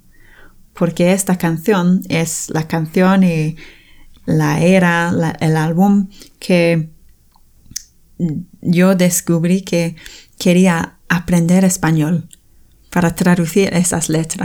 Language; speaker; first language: Spanish; non-native, fluent; English